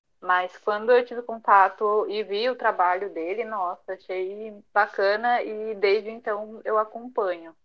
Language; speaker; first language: Portuguese; early bilingual, other home language; Japanese